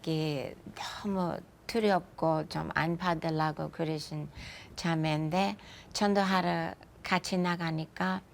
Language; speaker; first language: Korean; non-native, fluent; English